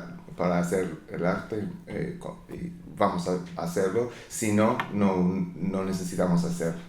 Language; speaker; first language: Spanish; non-native, learner; English